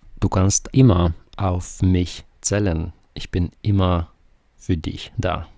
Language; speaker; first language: German; non-native, fluent; Ukrainian